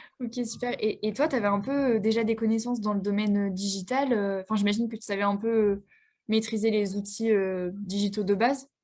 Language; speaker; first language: French; native; French